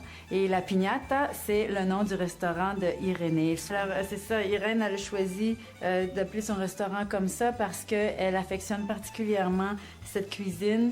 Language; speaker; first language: French; native; French